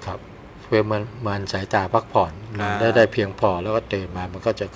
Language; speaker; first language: Thai; native; Thai